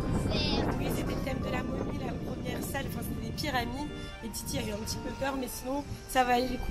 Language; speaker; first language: French; native; French